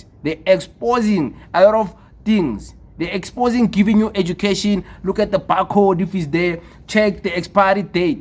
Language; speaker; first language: English; non-native, local second language; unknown